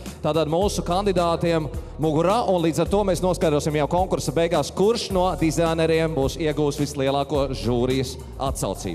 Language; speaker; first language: Latvian; native; Latvian